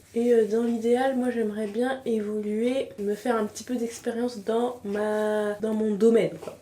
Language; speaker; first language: French; native; French